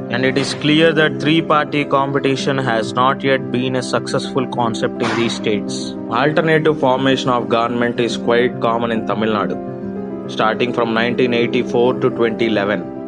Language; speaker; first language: English; non-native, local second language; Telugu